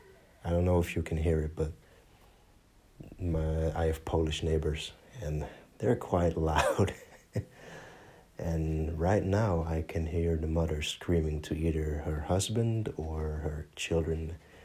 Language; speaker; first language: English; non-native, fluent; Dutch